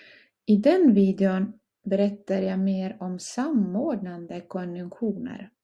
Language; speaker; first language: Swedish; non-native, fluent; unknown